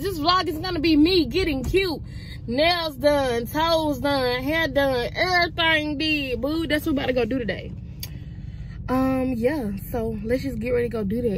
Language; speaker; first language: English; native; English